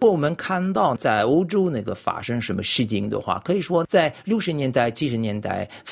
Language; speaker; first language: Chinese; non-native, fluent; French